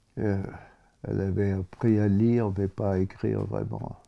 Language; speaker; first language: French; native; French